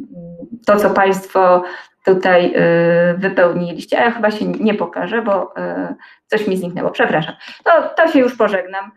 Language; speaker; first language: Polish; native; Polish